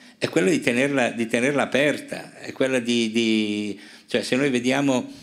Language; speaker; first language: Italian; native; Italian